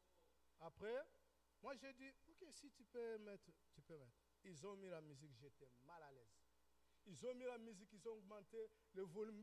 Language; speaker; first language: French; non-native, local second language; Lingala